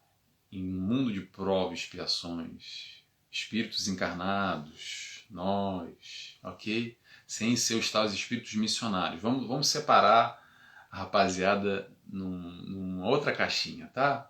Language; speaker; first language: Portuguese; native; Portuguese